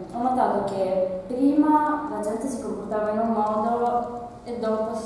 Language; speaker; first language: Italian; early bilingual, other home language; Arabic